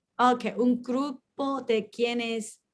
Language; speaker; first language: Spanish; non-native, learner; Chinese